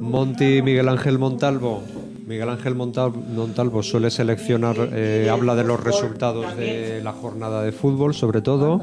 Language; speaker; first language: Spanish; native; Spanish